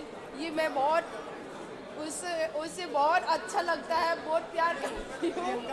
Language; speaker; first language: Hindi; non-native, local second language; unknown